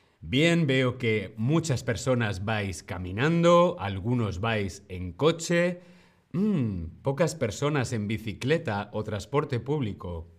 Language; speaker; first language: Spanish; non-native, fluent; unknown